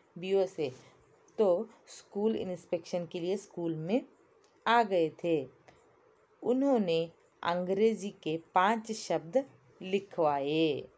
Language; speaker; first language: Hindi; non-native, local second language; Kannada